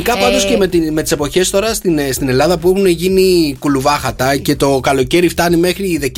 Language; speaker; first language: Greek; native; Greek